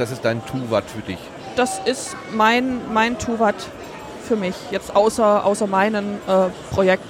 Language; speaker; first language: German; native; German